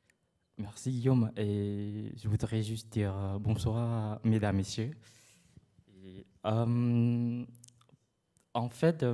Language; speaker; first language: French; non-native, fluent; Khmer